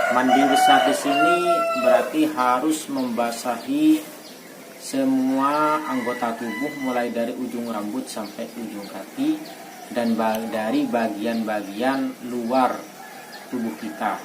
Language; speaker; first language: Indonesian; native; Indonesian